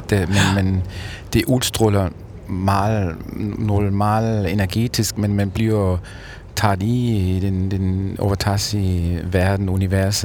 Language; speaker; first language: Danish; non-native, fluent; German